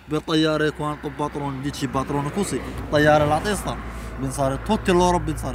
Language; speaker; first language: Italian; non-native, learner; Arabic